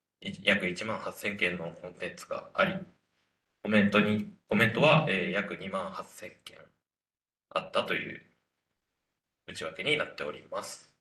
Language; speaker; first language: Japanese; native; Japanese